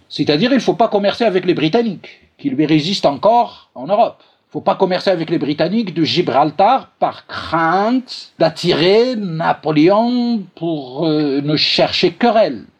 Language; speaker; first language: French; non-native, local second language; Arabic